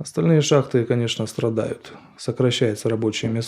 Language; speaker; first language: Russian; native; Russian